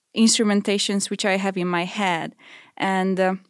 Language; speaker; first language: English; non-native, fluent; Hungarian